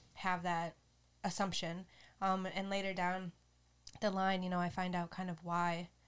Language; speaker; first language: English; native; English